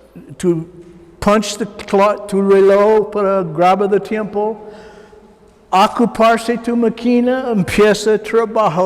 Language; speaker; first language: Spanish; non-native, learner; English